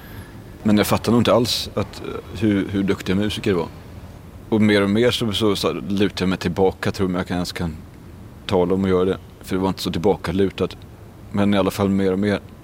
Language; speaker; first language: Swedish; native; Swedish